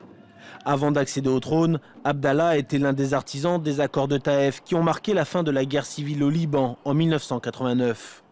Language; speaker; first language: French; native; French